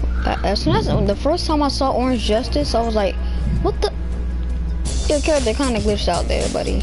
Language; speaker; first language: English; native; English